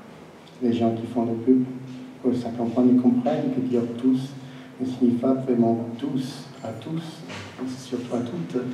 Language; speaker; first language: French; non-native, fluent; English